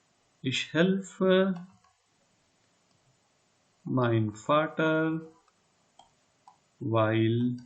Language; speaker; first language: German; non-native, fluent; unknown